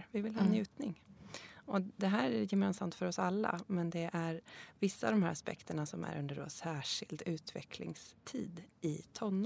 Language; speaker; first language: Swedish; native; Swedish